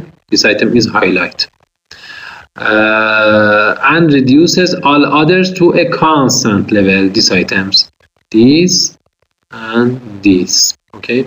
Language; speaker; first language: English; non-native, fluent; Persian